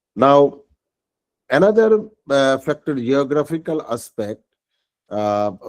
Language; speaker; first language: English; non-native, local second language; Bangla